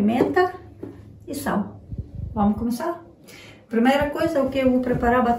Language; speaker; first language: Portuguese; non-native, learner; Ukrainian